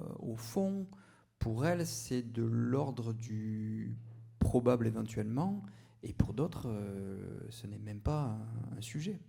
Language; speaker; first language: French; native; French